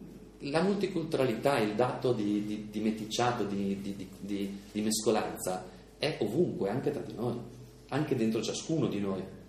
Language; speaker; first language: Italian; native; Italian